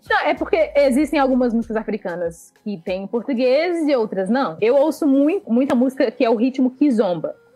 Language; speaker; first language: Portuguese; early bilingual, other home language; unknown